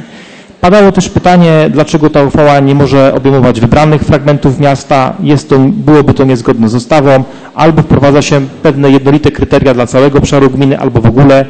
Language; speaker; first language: Polish; native; Polish